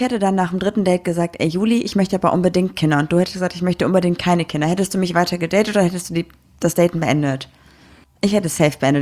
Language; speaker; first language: German; native; German